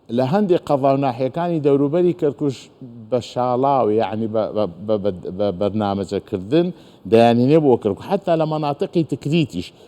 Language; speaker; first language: Central Kurdish; non-native, local second language; Azerbaijani